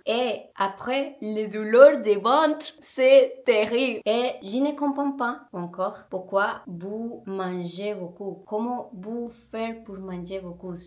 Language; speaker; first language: French; non-native, learner; Spanish